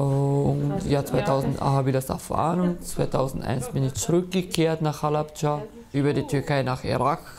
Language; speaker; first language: German; early bilingual, other home language; Kurdish